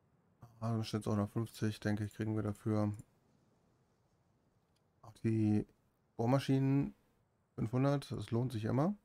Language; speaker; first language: German; native; German